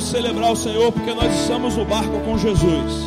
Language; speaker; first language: Portuguese; native; Portuguese